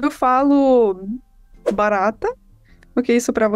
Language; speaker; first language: Portuguese; non-native, fluent; English